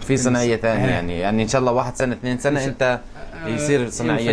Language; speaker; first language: Arabic; native; Arabic